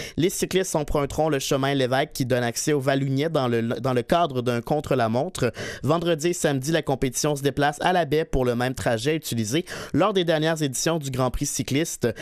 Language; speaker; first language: French; native; French